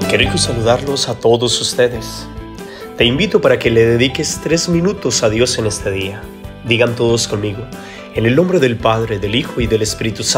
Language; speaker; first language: Spanish; native; Spanish